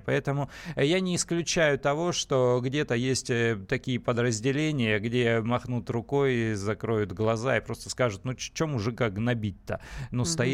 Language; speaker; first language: Russian; native; Russian